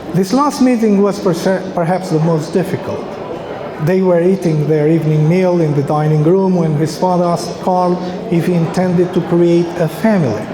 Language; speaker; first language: English; non-native, fluent; Albanian